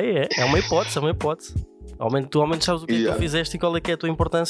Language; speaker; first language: Portuguese; native; Portuguese